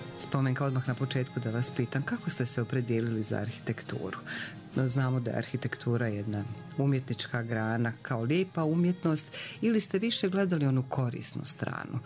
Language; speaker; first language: Croatian; native; Croatian